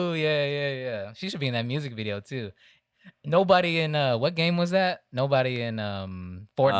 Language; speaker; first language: English; native; English